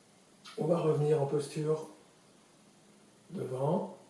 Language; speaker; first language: French; native; French